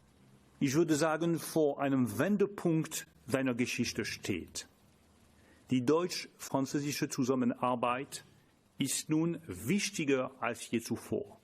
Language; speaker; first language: German; non-native, fluent; French